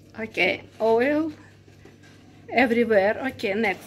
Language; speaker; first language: English; non-native, learner; Russian